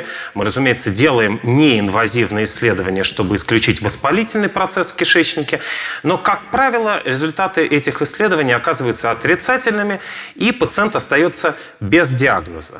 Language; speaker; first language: Russian; native; Russian